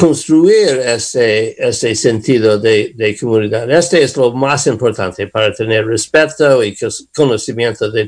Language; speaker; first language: Spanish; non-native, learner; English